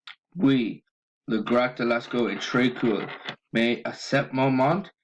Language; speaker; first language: French; non-native, learner; English